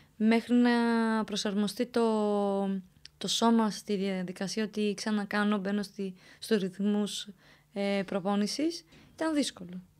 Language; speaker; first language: Greek; early bilingual, other home language; Romanian